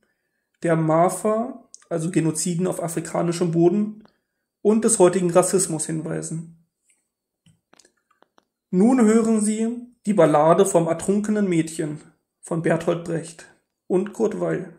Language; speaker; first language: German; native; German